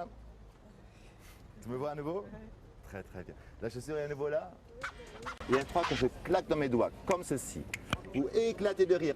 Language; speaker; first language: French; native; French